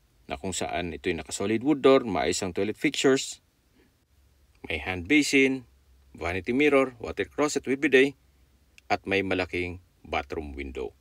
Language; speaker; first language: Filipino; native; Filipino